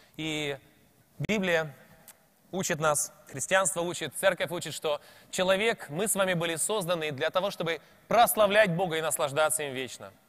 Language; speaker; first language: Russian; native; Russian